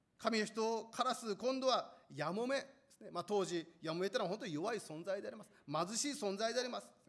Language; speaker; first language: Japanese; non-native, fluent; Korean